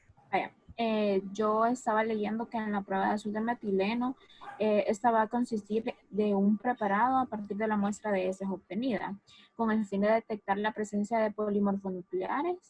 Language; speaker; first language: Spanish; native; Spanish